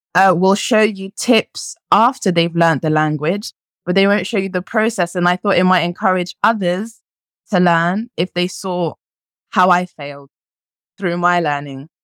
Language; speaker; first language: English; early bilingual, other home language; French